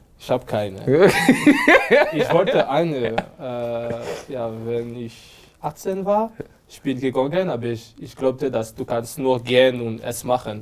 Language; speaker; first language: German; non-native, learner; French